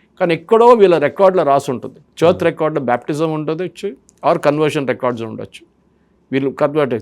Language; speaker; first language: Telugu; non-native, fluent; Malayalam